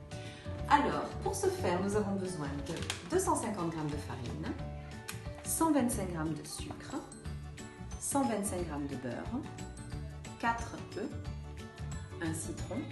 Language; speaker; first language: French; native; French